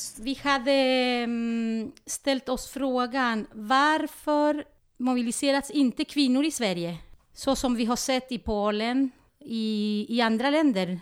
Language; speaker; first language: Swedish; non-native, fluent; Spanish